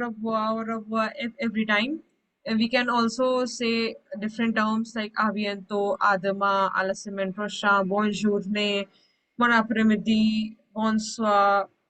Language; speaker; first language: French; non-native, learner; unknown